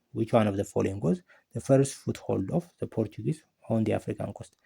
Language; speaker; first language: English; non-native, local second language; Amharic